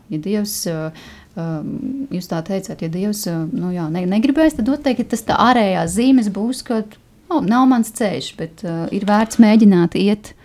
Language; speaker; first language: Latvian; native; Latvian